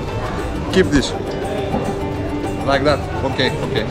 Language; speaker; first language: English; non-native, fluent; Greek